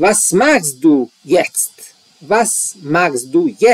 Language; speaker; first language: German; non-native, learner; Serbian